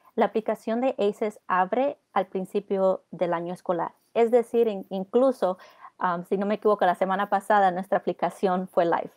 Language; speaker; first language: Spanish; early bilingual, heritage; Spanish